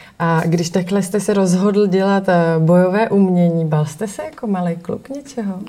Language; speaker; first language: Czech; native; Czech